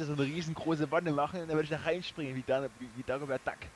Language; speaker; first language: German; native; German